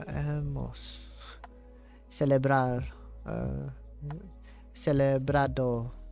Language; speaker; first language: Spanish; non-native, learner; English